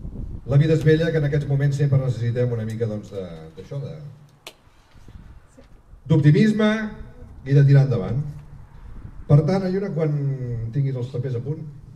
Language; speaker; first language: Catalan; native; Catalan